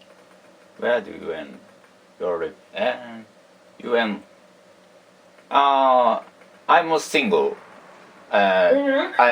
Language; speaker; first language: English; non-native, learner; Japanese